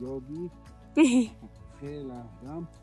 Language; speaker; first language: French; non-native, learner; Aymara